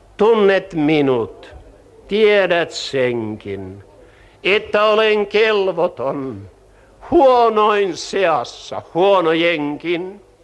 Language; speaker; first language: Finnish; native; Finnish